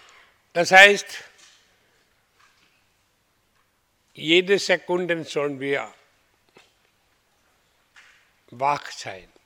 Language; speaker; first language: German; non-native, learner; Hindi